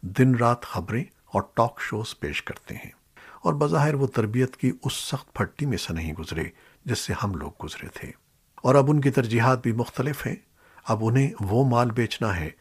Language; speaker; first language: Urdu; native; Urdu